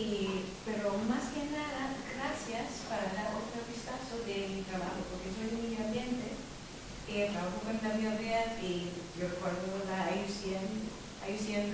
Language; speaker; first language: Spanish; non-native, fluent; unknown